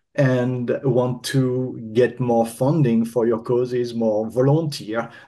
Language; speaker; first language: English; non-native, fluent; French